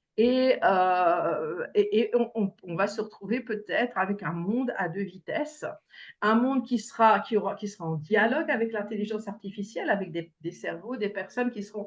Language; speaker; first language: French; native; French